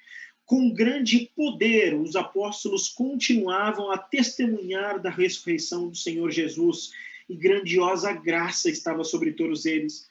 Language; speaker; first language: Portuguese; native; Portuguese